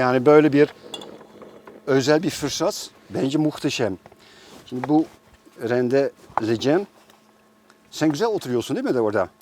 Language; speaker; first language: Turkish; non-native, fluent; Dutch